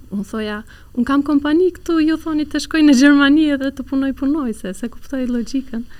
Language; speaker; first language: Albanian; early bilingual, heritage; Albanian